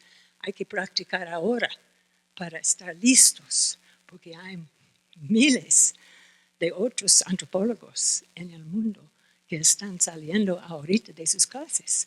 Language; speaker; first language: Spanish; non-native, fluent; English